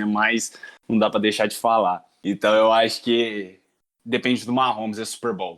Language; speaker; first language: Portuguese; native; Portuguese